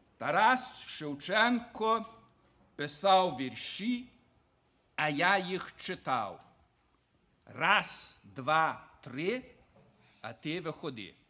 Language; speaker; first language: Ukrainian; early bilingual, heritage; Ukrainian